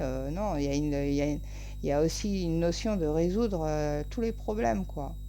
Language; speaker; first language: French; native; French